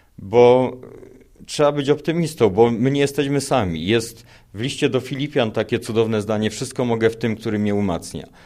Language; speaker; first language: Polish; native; Polish